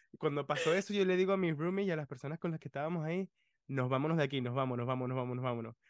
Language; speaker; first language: Spanish; early bilingual, other home language; English